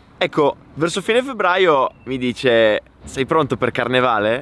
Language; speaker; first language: Italian; native; Italian